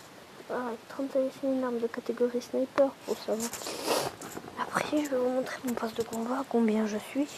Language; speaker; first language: French; native; French